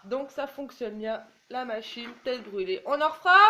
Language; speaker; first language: French; native; French